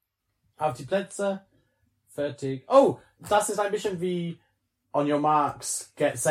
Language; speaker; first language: German; non-native, learner; English